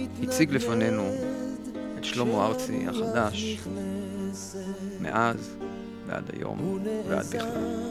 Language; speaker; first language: Hebrew; native; Hebrew